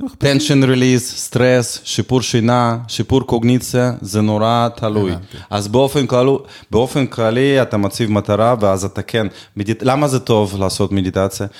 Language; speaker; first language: Hebrew; non-native, fluent; Russian